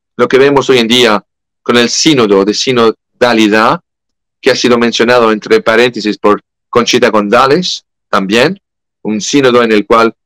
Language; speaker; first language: Spanish; non-native, fluent; French